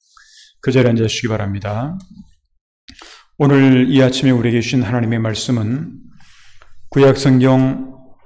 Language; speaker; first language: Korean; native; Korean